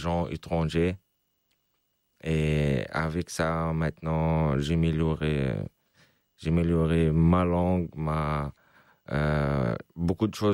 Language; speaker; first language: French; non-native, local second language; Arabic